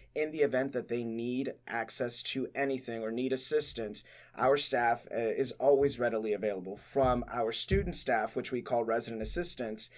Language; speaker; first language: English; native; English